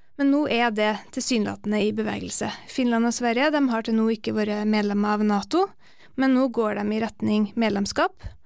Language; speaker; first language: Norwegian; native; Norwegian